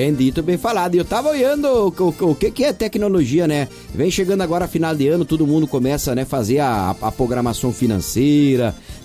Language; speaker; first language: Portuguese; native; Portuguese